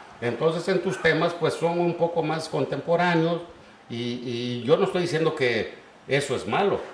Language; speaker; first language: Spanish; native; Spanish